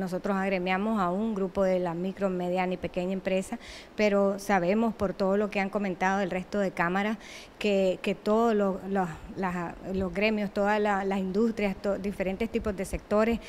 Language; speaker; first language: Spanish; native; Spanish